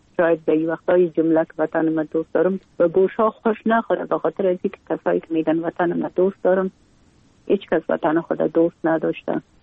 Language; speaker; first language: Persian; native; Persian